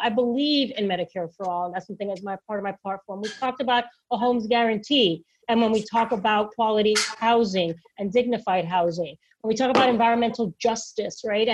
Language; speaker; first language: English; non-native, local second language; Spanish